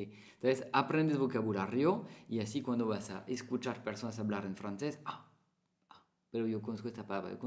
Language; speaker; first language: Spanish; non-native, fluent; French